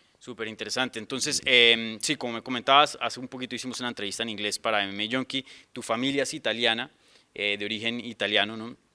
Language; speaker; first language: Spanish; native; Spanish